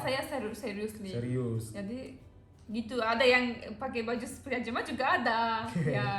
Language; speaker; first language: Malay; non-native, learner; Turkish